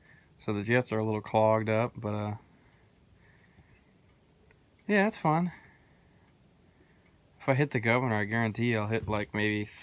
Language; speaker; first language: English; native; English